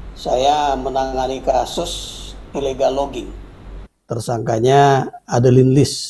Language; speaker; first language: Indonesian; native; Indonesian